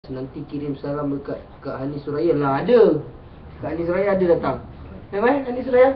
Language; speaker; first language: Malay; native; Malay